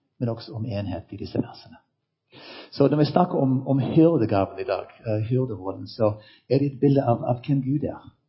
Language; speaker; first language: Norwegian; non-native, fluent; English